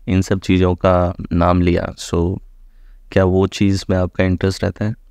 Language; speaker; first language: Hindi; native; Hindi